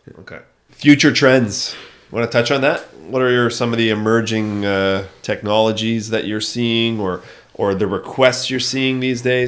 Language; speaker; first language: English; native; English